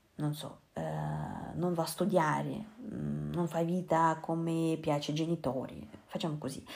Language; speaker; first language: Italian; non-native, learner; Russian